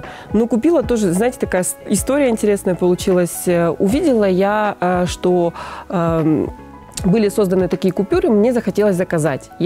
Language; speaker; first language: Russian; native; Russian